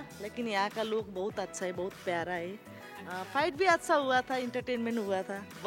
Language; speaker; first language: Hindi; non-native, learner; Nepali